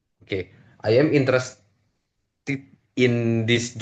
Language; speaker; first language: English; non-native, learner; Indonesian